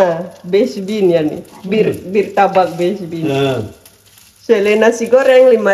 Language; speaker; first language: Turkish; non-native, learner; Indonesian